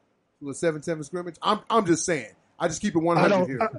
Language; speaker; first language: English; native; English